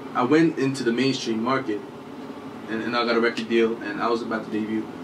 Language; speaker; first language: English; early bilingual, other home language; Korean